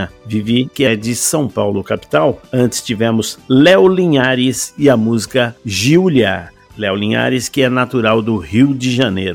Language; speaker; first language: Portuguese; native; Portuguese